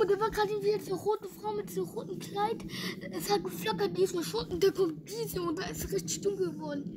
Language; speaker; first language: German; native; German